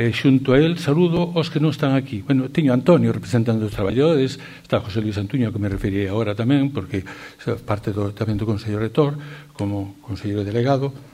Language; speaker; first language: Galician; native; Galician